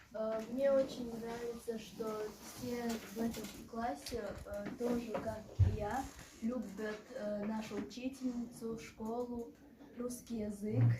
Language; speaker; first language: Russian; early bilingual, other home language; Chechen